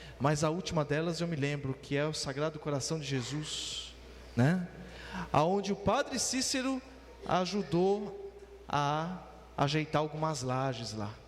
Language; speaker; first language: Portuguese; native; Portuguese